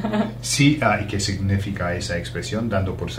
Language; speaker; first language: Spanish; non-native, fluent; English